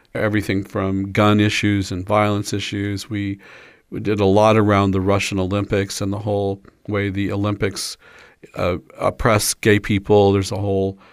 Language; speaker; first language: English; native; English